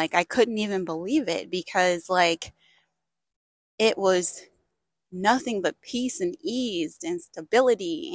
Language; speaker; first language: English; native; English